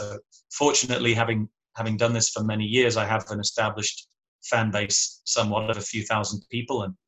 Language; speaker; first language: English; native; English